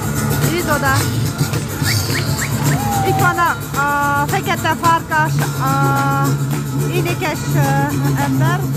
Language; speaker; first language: Hungarian; non-native, learner; Kazakh